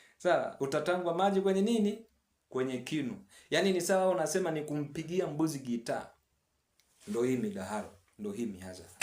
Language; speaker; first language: Swahili; native; Swahili